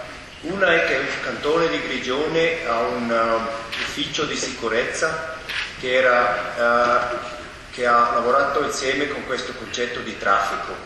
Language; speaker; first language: Italian; non-native, local second language; German